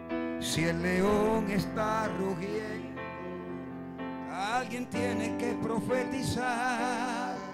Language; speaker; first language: Spanish; native; Spanish